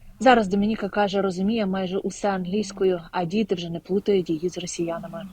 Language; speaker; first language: Ukrainian; native; Ukrainian